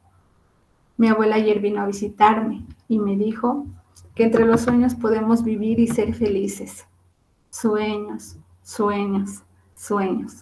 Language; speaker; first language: Spanish; non-native, local second language; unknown